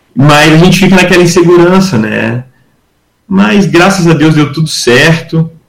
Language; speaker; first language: Portuguese; native; Portuguese